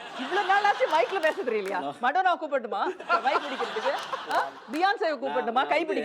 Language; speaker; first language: Tamil; native; Tamil